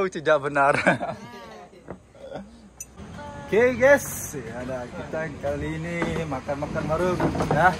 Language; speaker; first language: Indonesian; non-native, local second language; Achinese